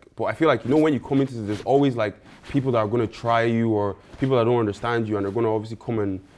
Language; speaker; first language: English; native; English